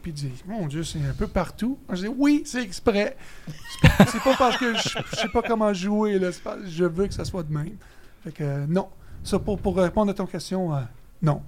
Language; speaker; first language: French; native; French